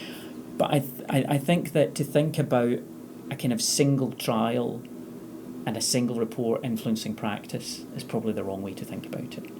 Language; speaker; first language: English; native; English